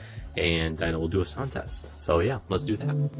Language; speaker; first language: English; native; English